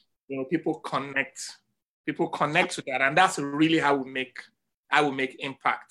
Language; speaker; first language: English; non-native, local second language; Yoruba